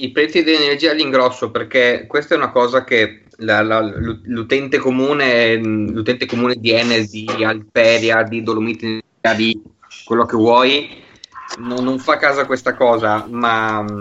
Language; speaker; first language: Italian; native; Italian